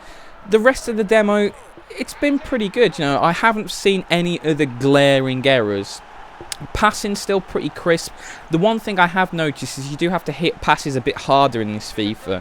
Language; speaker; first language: English; native; English